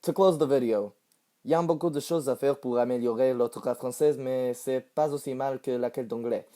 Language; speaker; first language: French; non-native, fluent; English